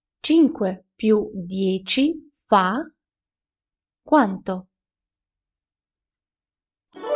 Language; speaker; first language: Italian; non-native, fluent; Ukrainian